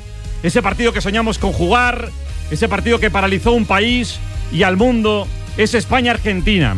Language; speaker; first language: Spanish; native; Spanish